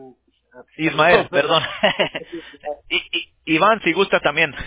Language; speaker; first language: Spanish; early bilingual, heritage; English